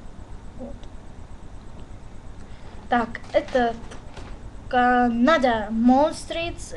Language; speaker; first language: Russian; non-native, learner; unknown